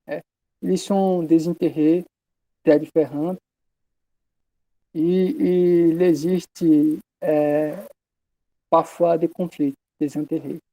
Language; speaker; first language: French; non-native, learner; Portuguese